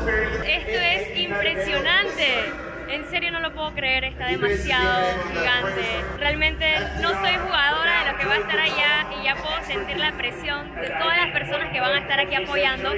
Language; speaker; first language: Spanish; native; Spanish